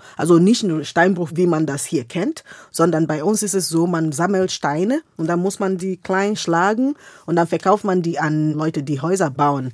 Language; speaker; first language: German; non-native, fluent; Igbo